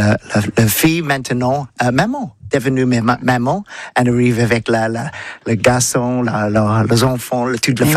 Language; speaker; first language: French; non-native, learner; English